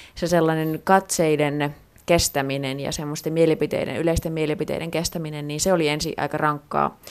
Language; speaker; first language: Finnish; native; Finnish